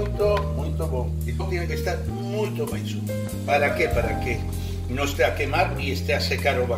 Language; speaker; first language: Portuguese; non-native, learner; Spanish